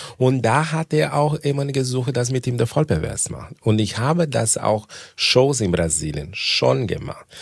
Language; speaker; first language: German; non-native, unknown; Portuguese